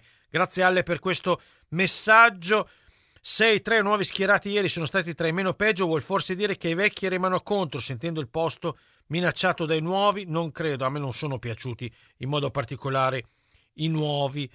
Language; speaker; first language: Italian; native; Italian